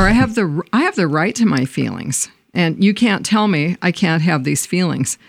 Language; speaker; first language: English; native; English